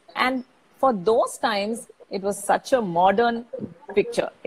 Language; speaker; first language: English; non-native, local second language; Tamil